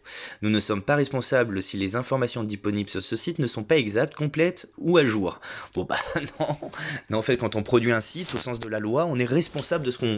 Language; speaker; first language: French; native; French